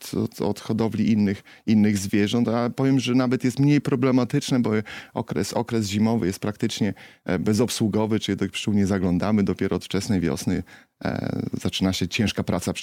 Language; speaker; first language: Polish; native; Polish